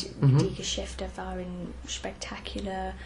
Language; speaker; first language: German; non-native, fluent; English